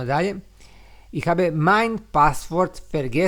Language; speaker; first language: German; non-native, learner; Serbian